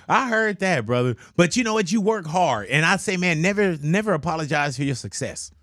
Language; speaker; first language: English; native; English